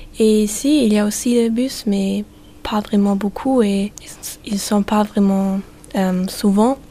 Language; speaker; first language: French; non-native, learner; German